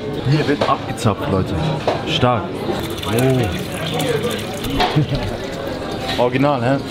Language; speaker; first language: German; native; German